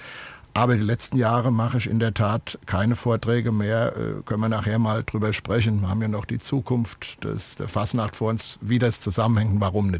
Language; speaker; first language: German; native; German